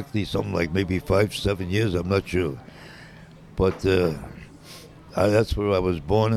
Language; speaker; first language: English; native; English